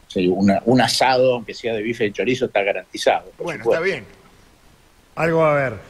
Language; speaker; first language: Spanish; native; Spanish